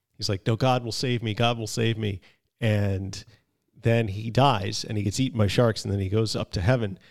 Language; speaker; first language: English; native; English